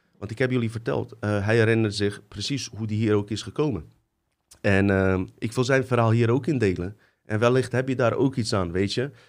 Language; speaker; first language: Dutch; early bilingual, other home language; Bosnian